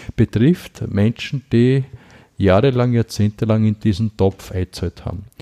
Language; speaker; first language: German; native; German